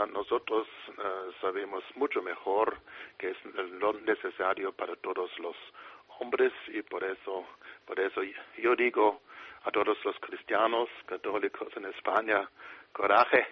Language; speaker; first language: Spanish; non-native, fluent; German